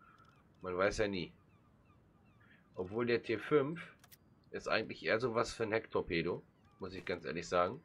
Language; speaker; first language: German; native; German